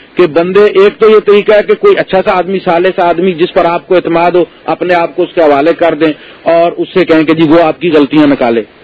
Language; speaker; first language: Urdu; native; Urdu